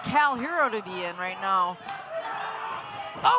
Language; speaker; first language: English; native; English